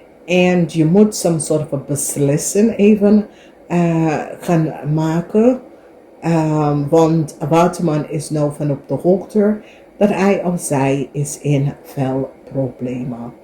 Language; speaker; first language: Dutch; non-native, fluent; English